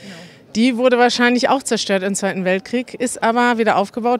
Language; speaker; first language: German; native; German